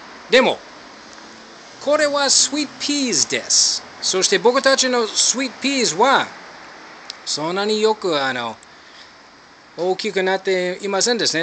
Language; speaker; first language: Japanese; non-native, learner; English